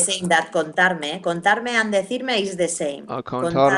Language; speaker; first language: English; non-native, learner; Spanish